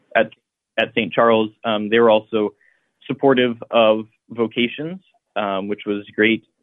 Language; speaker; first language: English; native; English